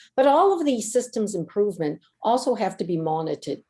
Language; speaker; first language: English; native; English